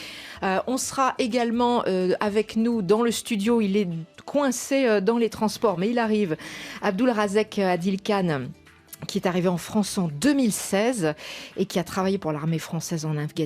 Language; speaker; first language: French; native; French